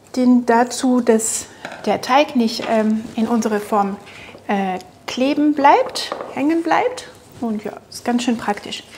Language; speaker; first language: German; non-native, fluent; French